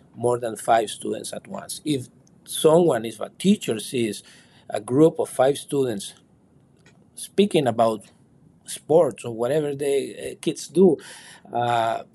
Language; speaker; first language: English; non-native, fluent; Spanish